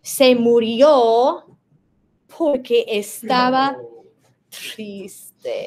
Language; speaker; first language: Spanish; non-native, fluent; English